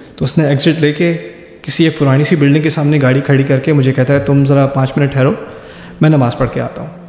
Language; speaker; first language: Urdu; early bilingual, other home language; German